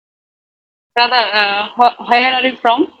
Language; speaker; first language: English; non-native, learner; Bangla